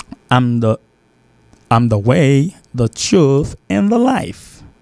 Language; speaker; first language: English; non-native, fluent; Haitian Creole